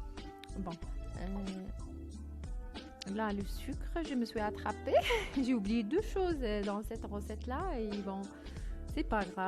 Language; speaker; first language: French; non-native, fluent; Arabic